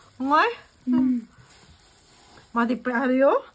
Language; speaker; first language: Japanese; non-native, learner; Filipino